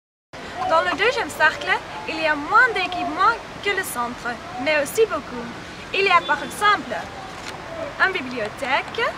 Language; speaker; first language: French; non-native, learner; Dutch